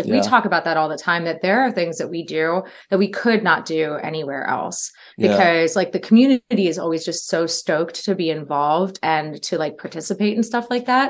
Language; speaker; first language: English; native; English